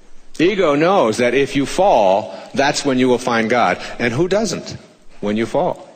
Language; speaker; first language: English; native; English